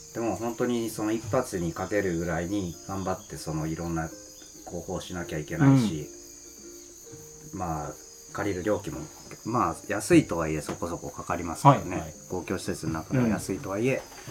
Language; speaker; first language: Japanese; native; Japanese